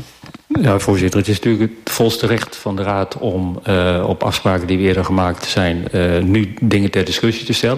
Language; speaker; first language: Dutch; native; Dutch